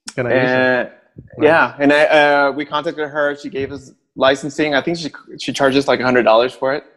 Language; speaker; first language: English; native; English